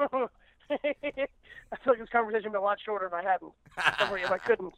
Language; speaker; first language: English; native; English